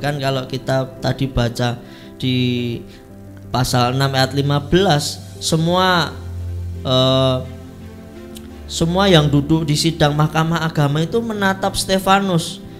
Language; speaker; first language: Indonesian; native; Indonesian